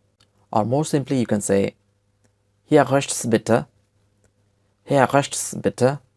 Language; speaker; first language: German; non-native, fluent; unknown